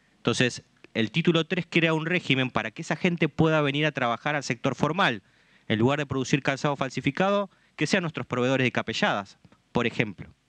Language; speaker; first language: Spanish; native; Spanish